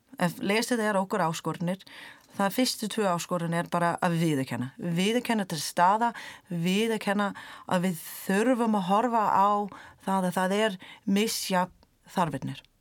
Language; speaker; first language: Icelandic; non-native, fluent; English